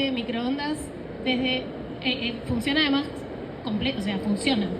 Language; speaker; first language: Spanish; native; Spanish